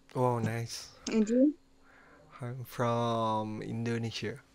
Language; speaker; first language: English; non-native, learner; Indonesian